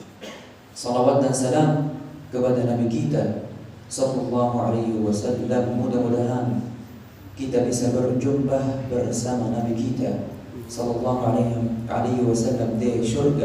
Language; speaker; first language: Indonesian; non-native, fluent; Arabic